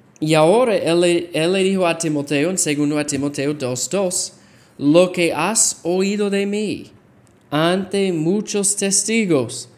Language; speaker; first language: Spanish; non-native, fluent; English